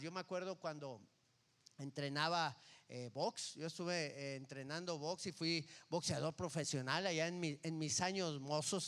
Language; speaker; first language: Spanish; native; Spanish